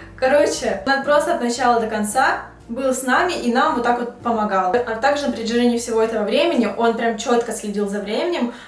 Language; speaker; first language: Russian; native; Russian